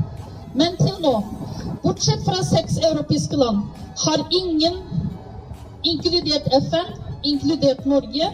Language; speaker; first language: Norwegian; non-native, fluent; Uyghur